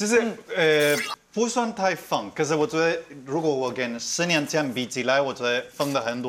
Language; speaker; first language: Chinese; non-native, fluent; Spanish